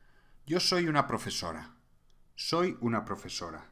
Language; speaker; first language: Spanish; non-native, fluent; English